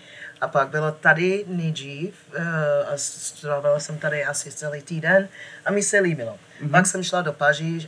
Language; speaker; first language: Czech; non-native, fluent; English